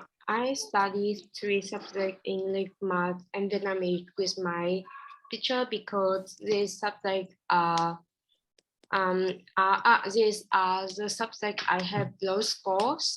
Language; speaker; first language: English; non-native, learner; Vietnamese